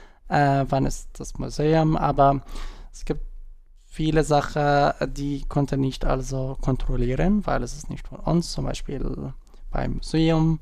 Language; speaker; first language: German; non-native, learner; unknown